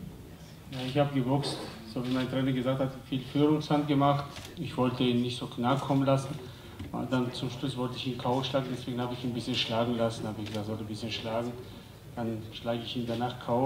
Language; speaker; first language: German; non-native, fluent; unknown